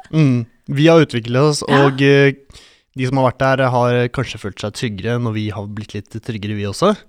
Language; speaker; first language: Norwegian; native; Norwegian